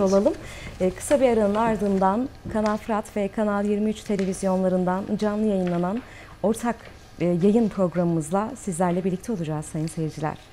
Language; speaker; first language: Turkish; native; Turkish